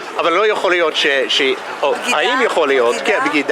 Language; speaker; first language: Hebrew; non-native, fluent; English